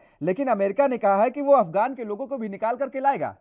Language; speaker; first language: Hindi; native; Hindi